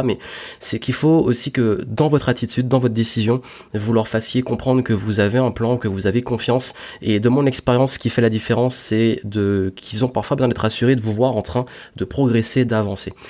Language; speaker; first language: French; native; French